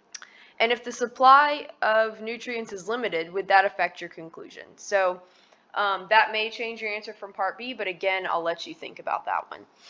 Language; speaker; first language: English; native; English